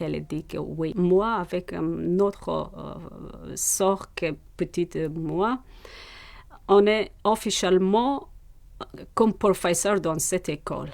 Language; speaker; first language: French; non-native, learner; Persian